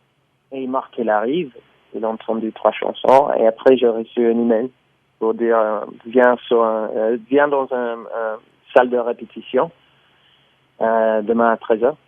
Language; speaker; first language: French; non-native, learner; English